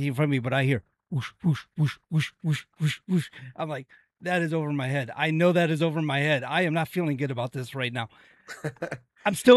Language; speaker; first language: English; native; English